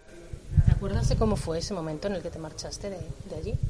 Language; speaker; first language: Spanish; native; Spanish